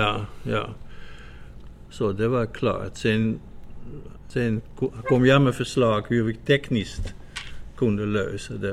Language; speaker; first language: Swedish; non-native, fluent; Dutch